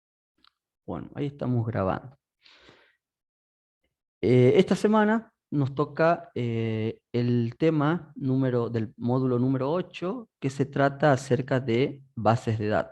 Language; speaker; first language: Spanish; native; Spanish